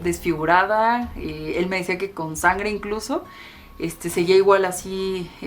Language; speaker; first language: Spanish; native; Spanish